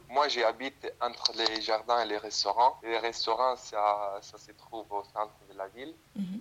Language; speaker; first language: French; non-native, fluent; Italian